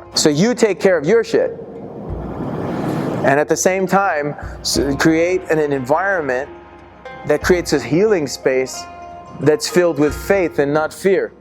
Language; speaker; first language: English; native; English